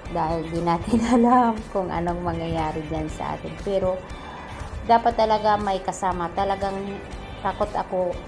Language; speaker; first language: Filipino; non-native, local second language; Bikol